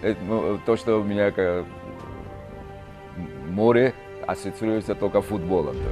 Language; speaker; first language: Russian; non-native, fluent; Georgian